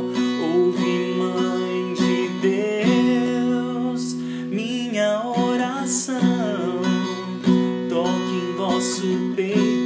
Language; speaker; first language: Portuguese; native; Portuguese